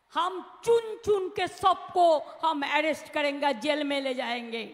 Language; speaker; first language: Hindi; non-native, local second language; Bangla